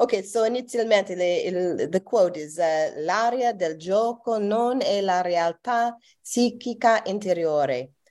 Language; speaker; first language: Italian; non-native, learner; English